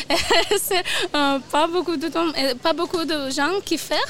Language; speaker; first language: French; non-native, learner; Ukrainian